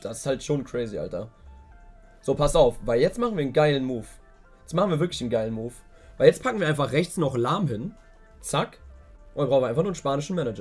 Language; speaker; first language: German; native; German